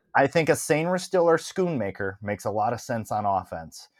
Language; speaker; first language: English; native; English